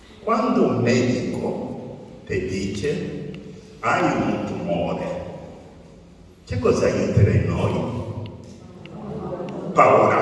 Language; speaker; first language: Italian; non-native, fluent; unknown